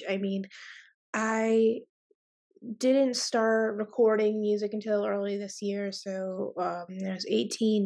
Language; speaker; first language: English; native; English